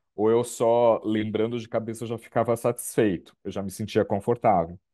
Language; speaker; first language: Portuguese; native; Portuguese